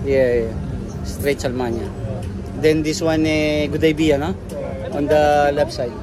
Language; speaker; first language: English; non-native, learner; Filipino